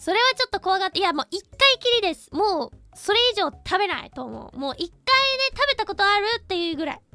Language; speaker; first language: Japanese; non-native, fluent; Chinese